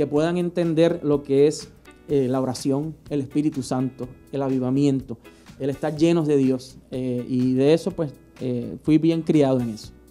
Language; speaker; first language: Spanish; native; Spanish